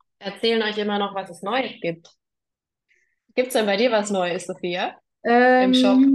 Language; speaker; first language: German; native; German